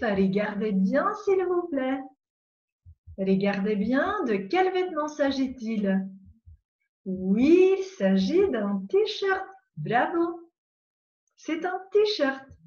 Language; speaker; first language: French; non-native, fluent; Macedonian